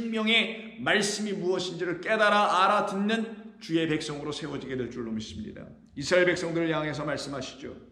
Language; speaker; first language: Korean; native; Korean